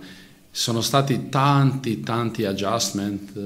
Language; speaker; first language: Italian; non-native, fluent; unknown